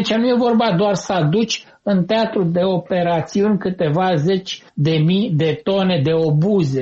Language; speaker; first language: Romanian; native; Romanian